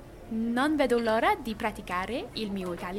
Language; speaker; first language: Italian; non-native, learner; English